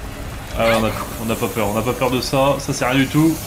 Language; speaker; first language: French; native; French